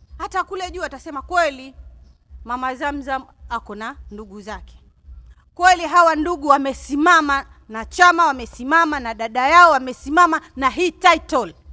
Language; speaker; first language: Swahili; native; Swahili